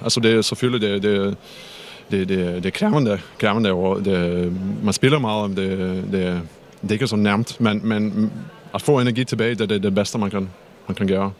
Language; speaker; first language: Danish; non-native, fluent; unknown